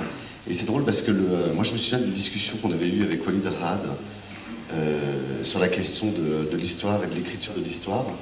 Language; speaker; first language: French; native; French